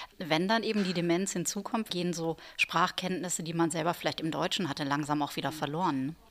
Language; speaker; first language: German; native; German